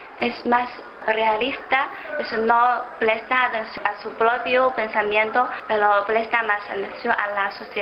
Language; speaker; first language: Spanish; non-native, fluent; Chinese